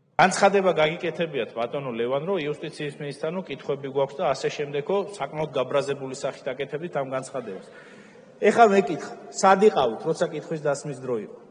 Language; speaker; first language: Georgian; native; Georgian